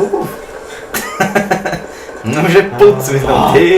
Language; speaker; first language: German; native; German